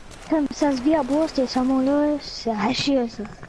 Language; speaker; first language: French; early bilingual, heritage; French